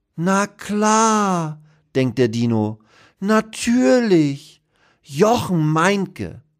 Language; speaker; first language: German; native; German